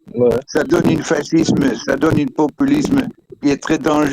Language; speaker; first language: French; non-native, fluent; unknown